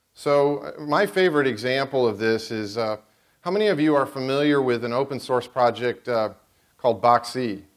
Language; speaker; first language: English; native; English